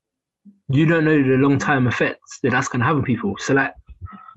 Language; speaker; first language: English; native; English